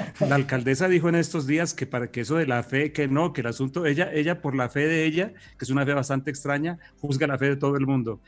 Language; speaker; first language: Spanish; native; Spanish